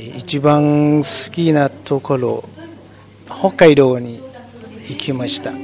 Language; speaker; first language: Japanese; non-native, learner; Thai